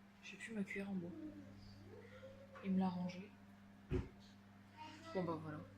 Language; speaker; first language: French; native; French